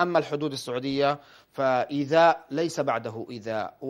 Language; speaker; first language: Arabic; native; Arabic